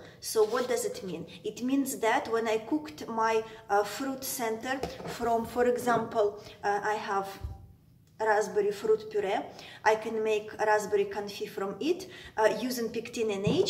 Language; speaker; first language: English; non-native, fluent; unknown